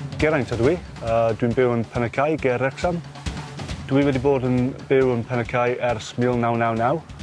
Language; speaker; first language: Welsh; non-native, local second language; English